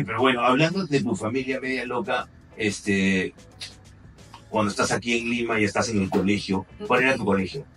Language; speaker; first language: Spanish; native; Spanish